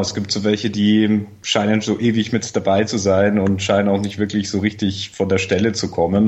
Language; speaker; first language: German; native; German